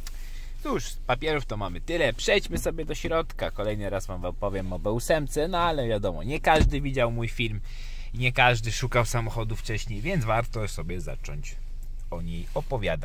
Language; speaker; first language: Polish; native; Polish